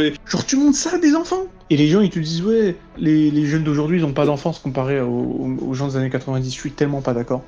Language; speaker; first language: French; native; French